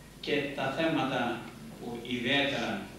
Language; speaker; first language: Greek; native; Greek